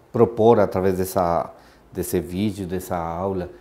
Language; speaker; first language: Portuguese; non-native, fluent; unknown